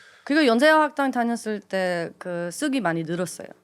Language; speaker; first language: Korean; early bilingual, heritage; English